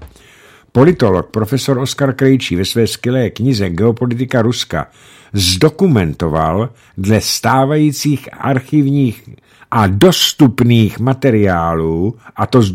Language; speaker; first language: Czech; native; Czech